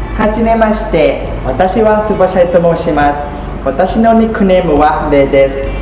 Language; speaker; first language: Japanese; non-native, learner; Thai